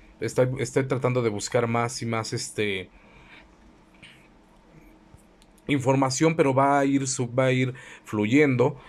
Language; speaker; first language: Spanish; native; Spanish